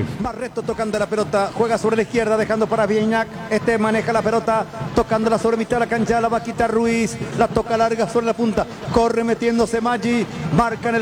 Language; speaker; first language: Spanish; native; Spanish